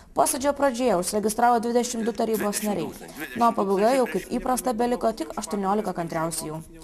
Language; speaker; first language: Lithuanian; native; Lithuanian